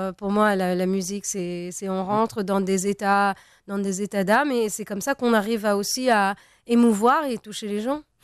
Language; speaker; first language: French; non-native, local second language; Arabic